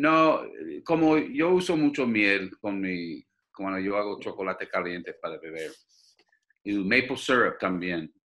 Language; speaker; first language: Spanish; non-native, fluent; English